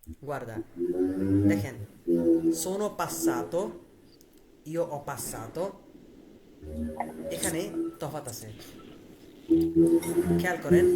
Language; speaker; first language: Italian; non-native, fluent; Bangla